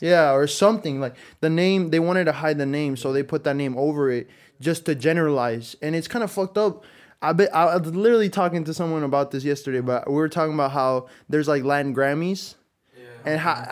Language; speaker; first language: English; early bilingual, other home language; Spanish